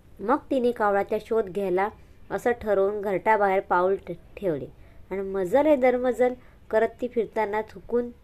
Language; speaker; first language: Marathi; non-native, local second language; Hindi